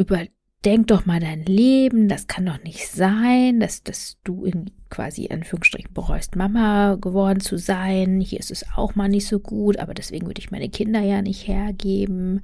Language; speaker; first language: German; native; German